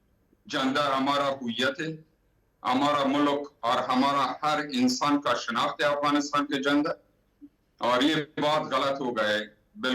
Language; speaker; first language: Hindi; non-native, learner; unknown